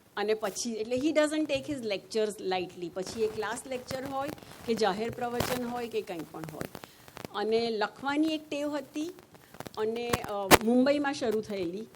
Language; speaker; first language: Gujarati; native; Gujarati